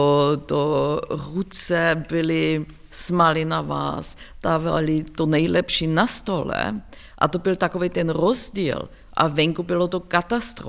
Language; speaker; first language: Czech; non-native, learner; German